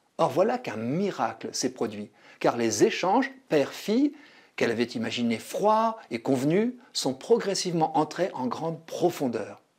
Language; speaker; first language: French; native; French